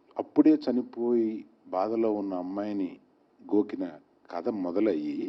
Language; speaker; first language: Telugu; native; Telugu